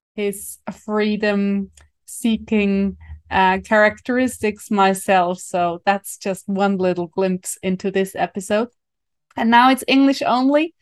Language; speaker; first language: English; non-native, fluent; German